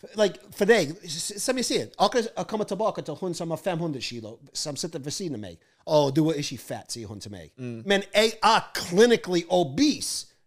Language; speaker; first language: Norwegian; non-native, fluent; English